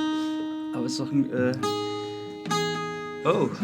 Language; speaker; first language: German; native; German